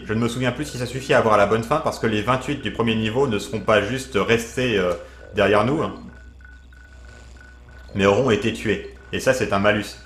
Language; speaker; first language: French; native; French